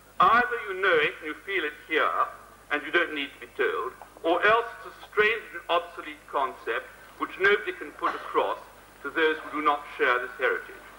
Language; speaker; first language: English; native; English